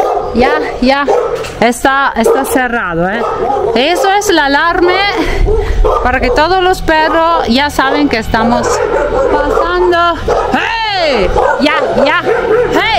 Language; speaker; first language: Spanish; non-native, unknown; Italian